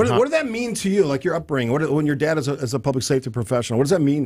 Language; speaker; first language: English; native; English